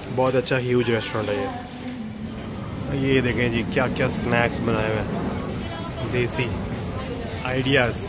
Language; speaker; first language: Urdu; native; Urdu